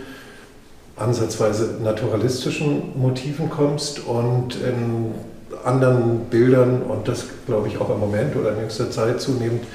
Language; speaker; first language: German; native; German